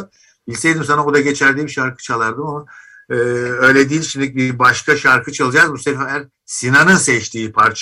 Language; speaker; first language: Turkish; native; Turkish